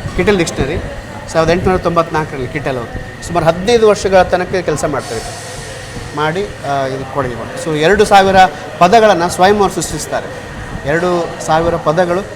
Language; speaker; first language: Kannada; native; Kannada